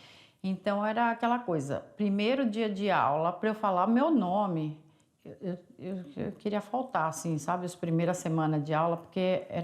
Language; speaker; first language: Portuguese; early bilingual, other home language; Korean